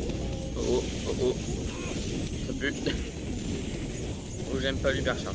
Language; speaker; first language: French; native; French